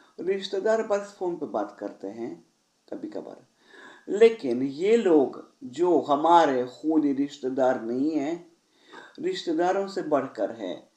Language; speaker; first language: Hindi; non-native, fluent; Russian